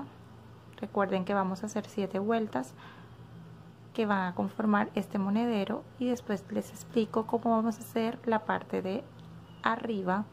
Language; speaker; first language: Spanish; native; Spanish